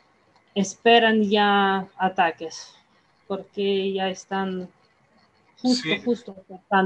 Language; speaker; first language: Spanish; non-native, fluent; Ukrainian